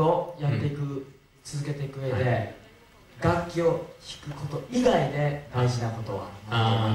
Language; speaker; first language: Japanese; native; Japanese